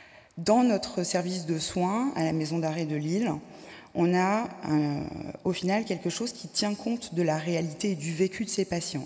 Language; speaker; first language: French; native; French